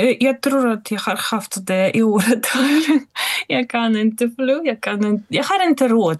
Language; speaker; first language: Swedish; non-native, fluent; Russian